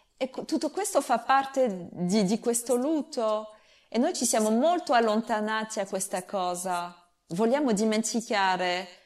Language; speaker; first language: Italian; non-native, fluent; French